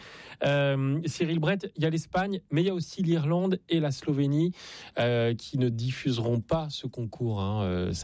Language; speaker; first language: French; native; French